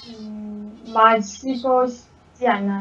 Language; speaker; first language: Korean; non-native, learner; Chinese